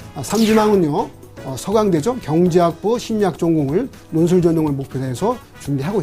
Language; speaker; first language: Korean; native; Korean